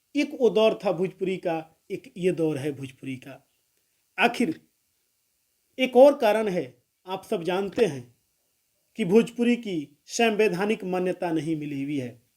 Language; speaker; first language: Hindi; non-native, local second language; Bhojpuri